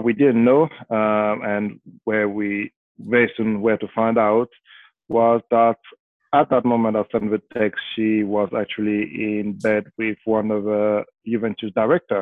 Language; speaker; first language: English; non-native, fluent; French